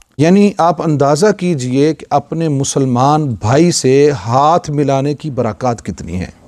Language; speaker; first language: Urdu; non-native, local second language; Punjabi